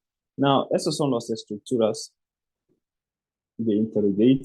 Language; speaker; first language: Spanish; non-native, fluent; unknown